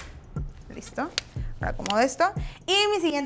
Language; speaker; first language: Spanish; native; Spanish